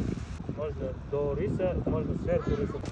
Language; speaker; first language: Russian; non-native, local second language; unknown